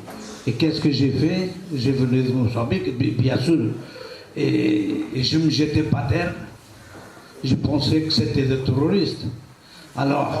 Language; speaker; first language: French; non-native, learner; Portuguese